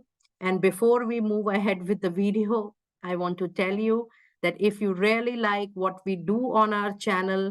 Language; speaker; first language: English; non-native, local second language; Hindi